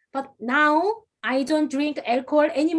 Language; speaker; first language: English; non-native, fluent; Korean